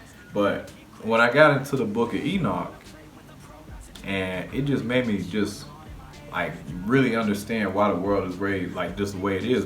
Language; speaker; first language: English; native; English